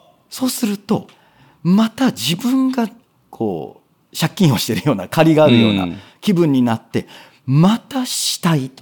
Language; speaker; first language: Japanese; native; Japanese